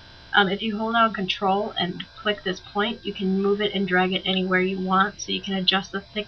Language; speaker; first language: English; native; English